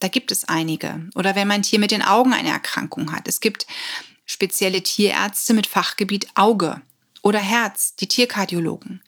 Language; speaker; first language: German; native; German